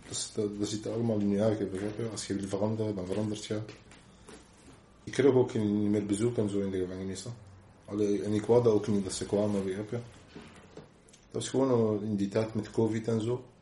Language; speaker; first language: Dutch; non-native, local second language; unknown